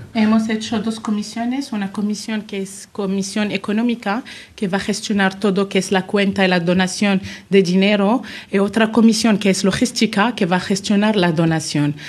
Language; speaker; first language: Spanish; non-native, fluent; Arabic